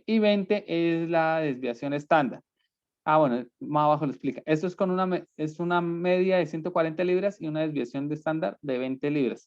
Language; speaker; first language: Spanish; native; Spanish